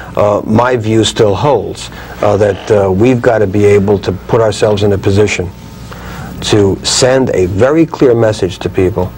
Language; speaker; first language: English; native; English